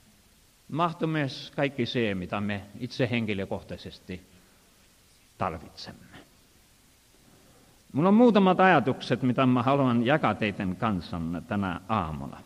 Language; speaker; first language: Finnish; non-native, fluent; Estonian